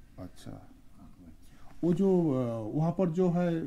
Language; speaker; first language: Hindi; non-native, local second language; Bangla